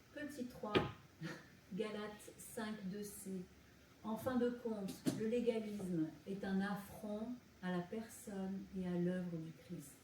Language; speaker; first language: French; native; French